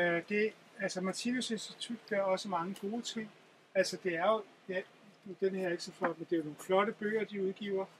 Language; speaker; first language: Danish; native; Danish